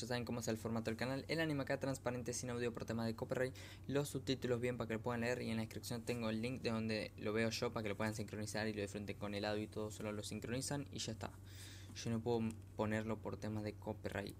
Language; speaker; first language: Spanish; native; Spanish